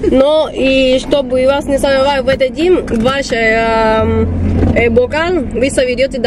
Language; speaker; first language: Russian; non-native, learner; Spanish